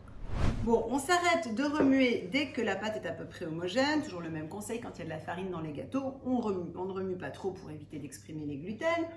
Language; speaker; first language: French; native; French